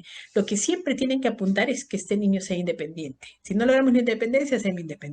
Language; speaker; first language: Spanish; native; Spanish